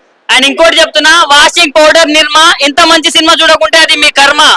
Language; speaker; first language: Telugu; native; Telugu